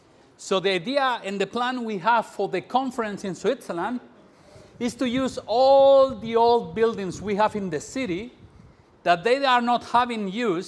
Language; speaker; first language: English; non-native, fluent; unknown